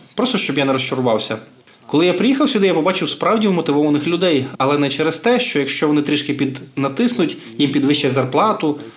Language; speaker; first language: Ukrainian; non-native, fluent; Bulgarian